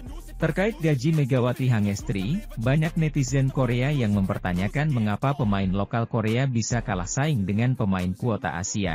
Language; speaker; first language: Indonesian; native; Indonesian